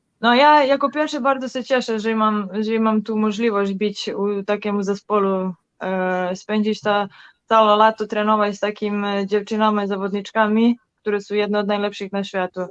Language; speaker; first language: Polish; non-native, learner; Serbian